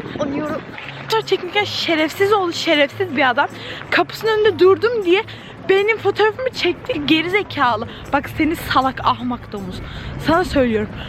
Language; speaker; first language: Turkish; native; Turkish